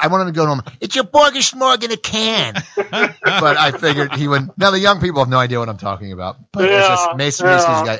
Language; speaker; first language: English; native; English